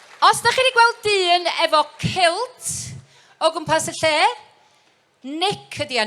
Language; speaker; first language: Welsh; native; Welsh